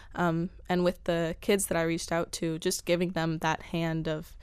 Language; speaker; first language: English; early bilingual, other home language; Spanish